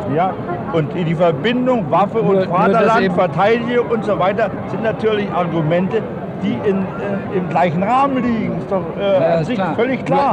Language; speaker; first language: German; native; German